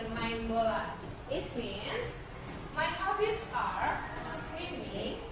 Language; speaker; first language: English; non-native, fluent; Indonesian